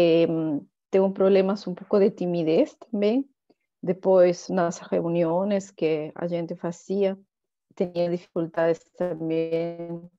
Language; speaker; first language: Portuguese; non-native, learner; Spanish